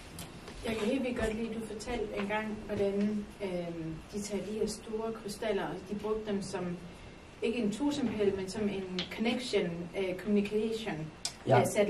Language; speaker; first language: Danish; native; Danish